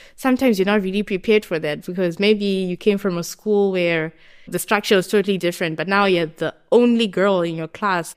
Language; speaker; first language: English; non-native, local second language; Shona